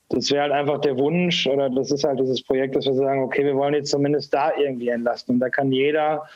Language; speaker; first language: German; native; German